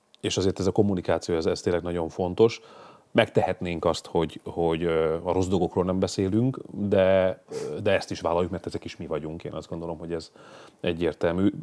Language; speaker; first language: Hungarian; native; Hungarian